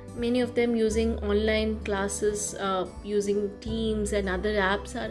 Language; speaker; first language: English; non-native, local second language; Hindi